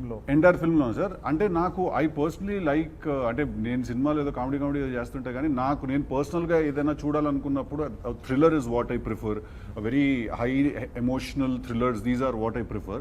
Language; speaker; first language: Telugu; native; Telugu